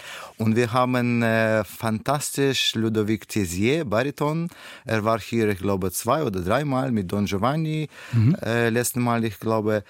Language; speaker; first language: German; non-native, learner; Russian